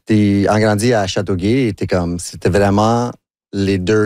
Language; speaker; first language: French; non-native, local second language; English